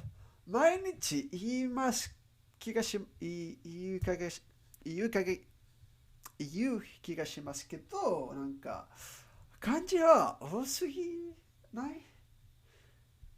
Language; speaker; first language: Japanese; non-native, learner; Spanish